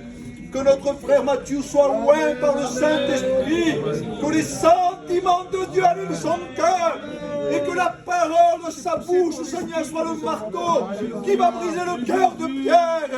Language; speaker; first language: French; native; French